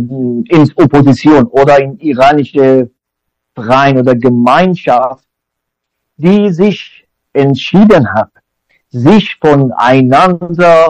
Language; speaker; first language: German; non-native, learner; Persian